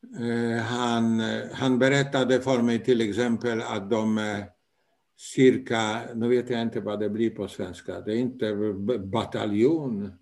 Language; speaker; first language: Swedish; non-native, fluent; Polish